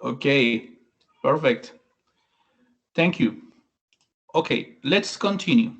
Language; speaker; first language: English; non-native, learner; Spanish